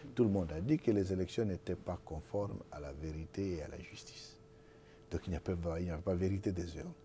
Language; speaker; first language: French; non-native, local second language; Lingala